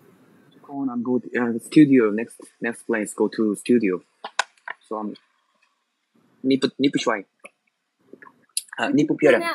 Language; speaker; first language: English; non-native, learner; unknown